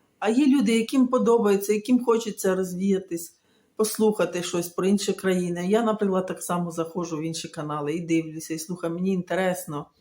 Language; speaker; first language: Ukrainian; native; Ukrainian